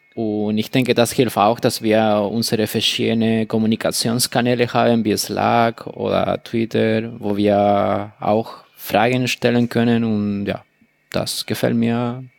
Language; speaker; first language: German; non-native, fluent; Spanish